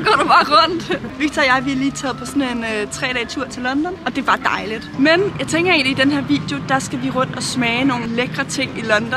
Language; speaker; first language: Danish; native; Danish